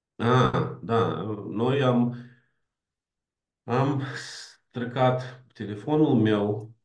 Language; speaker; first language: Romanian; non-native, learner; Ukrainian